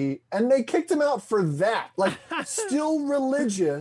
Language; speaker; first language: English; native; English